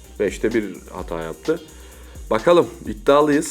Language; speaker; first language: Turkish; native; Turkish